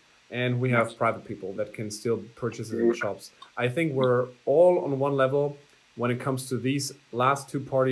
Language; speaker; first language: English; non-native, fluent; German